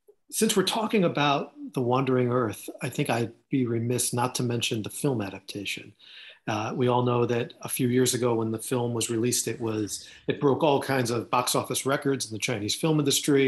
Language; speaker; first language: English; native; English